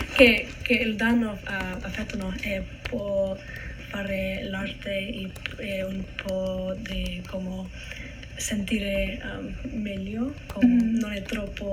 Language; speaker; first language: Italian; non-native, learner; English